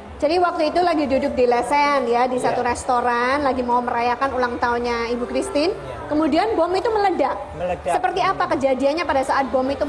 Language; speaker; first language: Indonesian; native; Indonesian